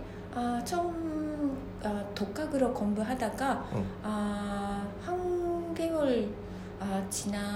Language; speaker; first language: Korean; non-native, fluent; Japanese